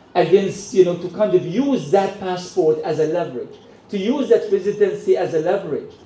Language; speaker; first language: English; non-native, fluent; Arabic